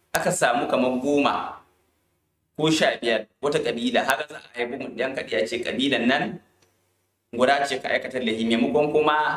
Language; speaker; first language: Hausa; non-native, local second language; Fula